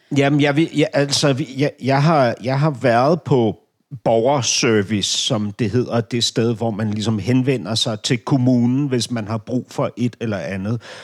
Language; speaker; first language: Danish; native; Danish